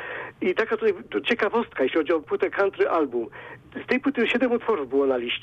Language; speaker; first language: Polish; native; Polish